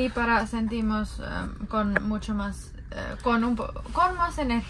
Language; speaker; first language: Spanish; non-native, learner; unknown